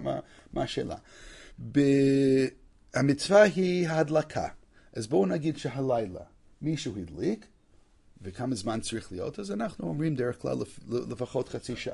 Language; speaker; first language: Hebrew; non-native, fluent; English